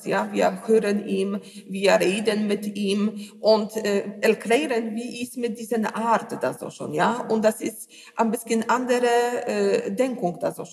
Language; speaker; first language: German; non-native, learner; Polish